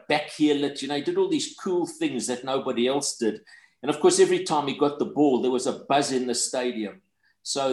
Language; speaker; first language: English; native; English